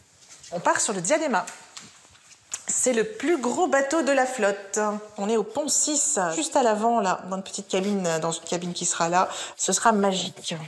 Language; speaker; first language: French; native; French